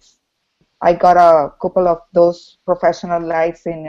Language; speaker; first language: English; non-native, fluent; Spanish